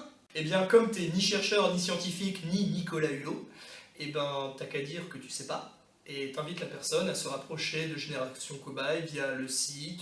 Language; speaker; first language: French; native; French